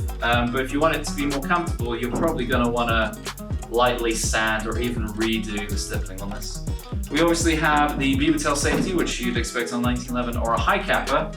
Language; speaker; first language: English; native; English